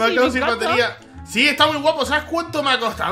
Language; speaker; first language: Spanish; native; Spanish